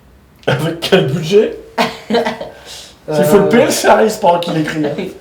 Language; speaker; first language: French; native; French